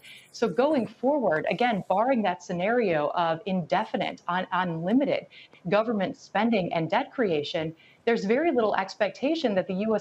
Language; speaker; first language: English; native; English